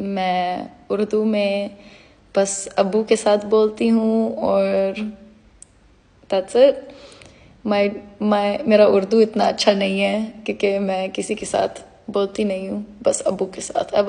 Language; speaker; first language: Hindi; early bilingual, heritage; English